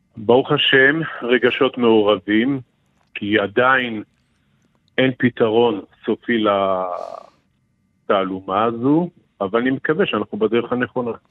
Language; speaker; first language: Hebrew; early bilingual, other home language; French